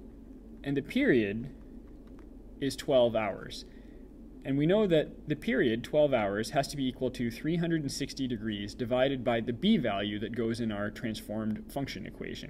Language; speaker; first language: English; native; English